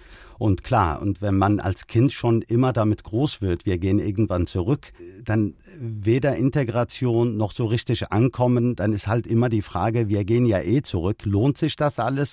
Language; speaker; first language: German; early bilingual, other home language; Turkish